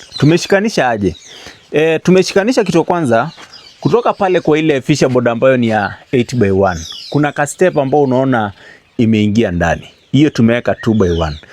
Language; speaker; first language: Swahili; native; Swahili